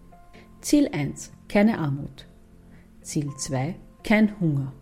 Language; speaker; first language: German; native; German